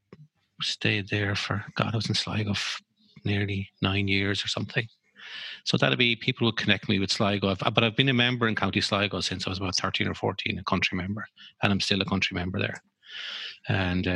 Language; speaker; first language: English; native; English